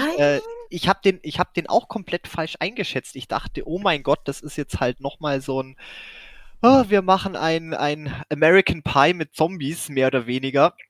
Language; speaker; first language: German; native; German